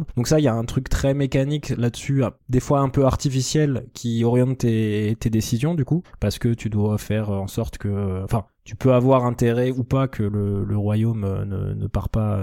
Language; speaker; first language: French; native; French